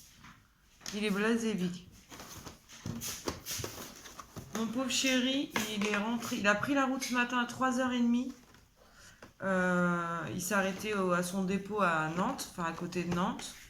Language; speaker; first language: French; native; French